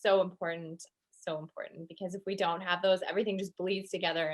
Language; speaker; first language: English; native; English